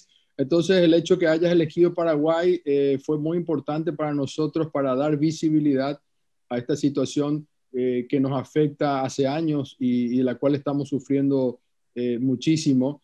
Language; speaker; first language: Spanish; native; Spanish